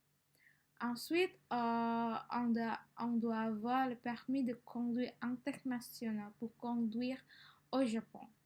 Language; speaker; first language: French; non-native, learner; Indonesian